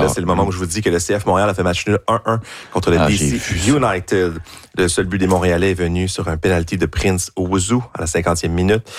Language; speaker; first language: French; native; French